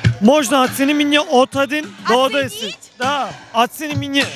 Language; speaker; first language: Russian; non-native, learner; Turkish